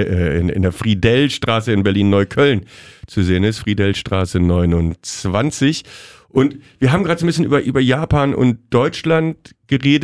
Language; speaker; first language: German; native; German